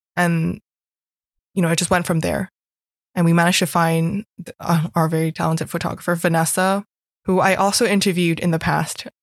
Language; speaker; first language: English; non-native, local second language; Cantonese